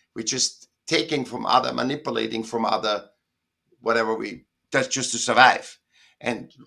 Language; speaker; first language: English; non-native, fluent; German